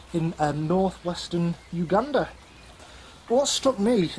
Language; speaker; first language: English; native; English